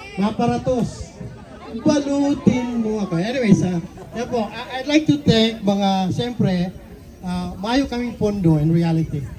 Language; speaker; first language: Filipino; non-native, local second language; Bikol